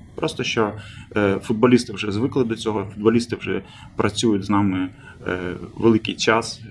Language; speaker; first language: Ukrainian; native; Ukrainian